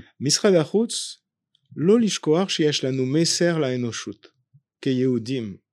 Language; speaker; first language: Hebrew; non-native, fluent; French